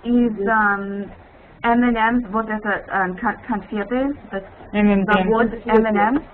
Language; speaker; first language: Russian; non-native, learner; English